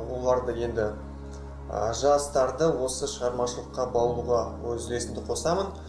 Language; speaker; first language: Kazakh; non-native, local second language; Russian